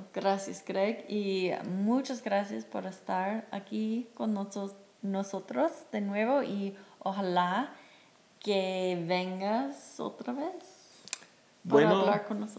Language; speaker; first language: Spanish; non-native, fluent; English